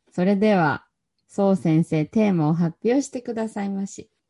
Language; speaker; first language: Japanese; native; Japanese